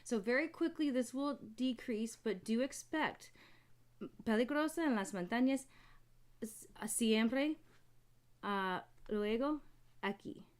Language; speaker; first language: Spanish; non-native, learner; English